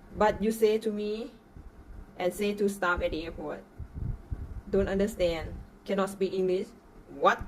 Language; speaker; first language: English; non-native, learner; Thai